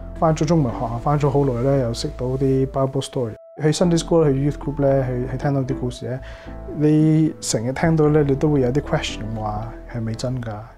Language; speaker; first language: Chinese; early bilingual, heritage; Cantonese